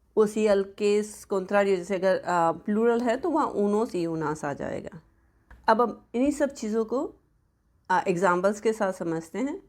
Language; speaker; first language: Hindi; native; Hindi